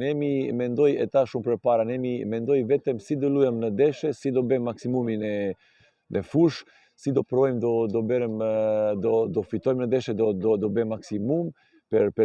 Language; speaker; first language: Albanian; non-native, learner; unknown